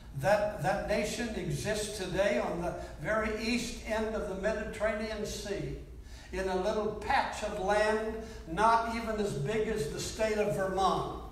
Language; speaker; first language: English; native; English